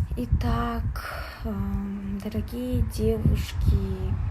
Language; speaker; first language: Russian; non-native, local second language; Kazakh